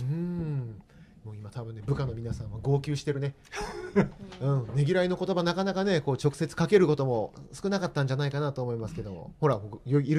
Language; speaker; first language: Japanese; native; Japanese